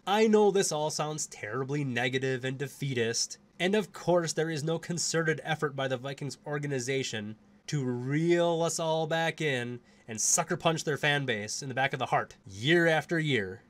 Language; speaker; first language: English; native; English